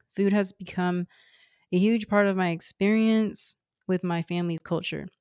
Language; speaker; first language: English; early bilingual, other home language; Cantonese